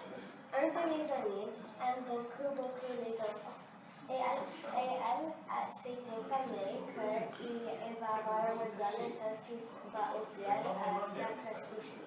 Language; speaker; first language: French; early bilingual, other home language; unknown